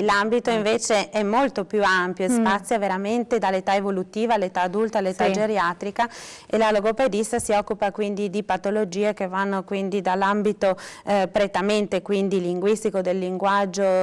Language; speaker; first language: Italian; native; Italian